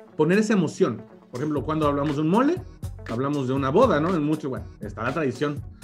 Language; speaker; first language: Spanish; native; Spanish